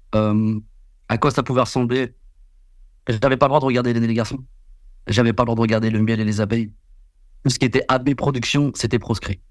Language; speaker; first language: French; early bilingual, other home language; Vietnamese